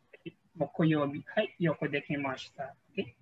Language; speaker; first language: Japanese; non-native, fluent; Filipino